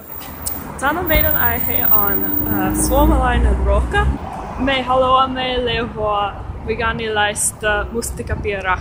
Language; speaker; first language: Finnish; non-native, learner; English